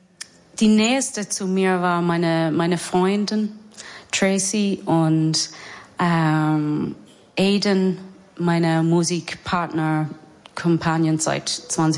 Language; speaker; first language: German; non-native, learner; English